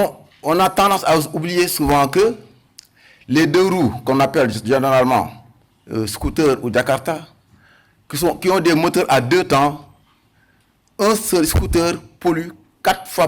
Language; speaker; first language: French; non-native, local second language; Wolof